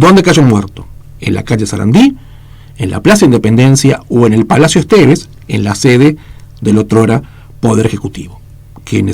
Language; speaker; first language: Spanish; native; Spanish